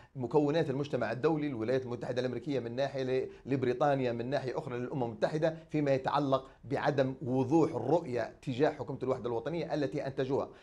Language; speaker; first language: Arabic; native; Arabic